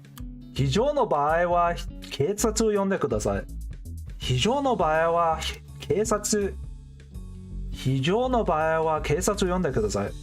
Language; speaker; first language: Japanese; non-native, learner; English